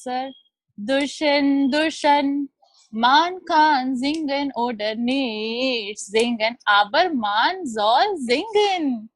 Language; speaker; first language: German; non-native, learner; Hindi